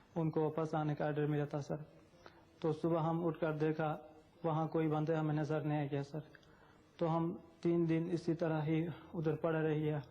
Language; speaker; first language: Urdu; non-native, local second language; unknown